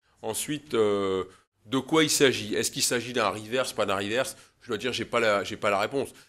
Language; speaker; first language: French; native; French